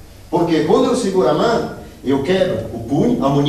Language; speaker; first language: Spanish; non-native, learner; Portuguese